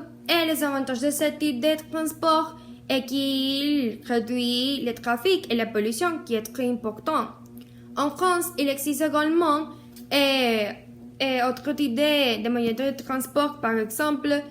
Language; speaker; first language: French; non-native, learner; Spanish